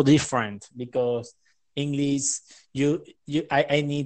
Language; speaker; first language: English; non-native, learner; Spanish